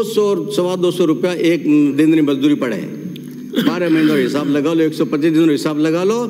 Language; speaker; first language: Hindi; native; Hindi